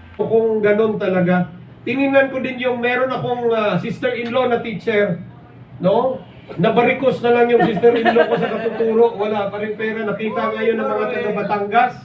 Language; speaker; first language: Filipino; non-native, local second language; Cebuano